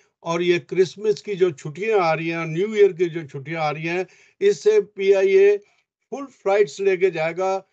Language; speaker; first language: Urdu; non-native, local second language; Punjabi